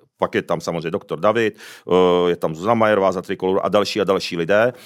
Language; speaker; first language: Czech; early bilingual, other home language; Japanese